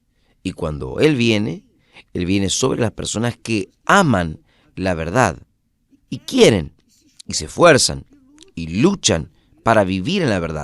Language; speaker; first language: Spanish; non-native, fluent; Portuguese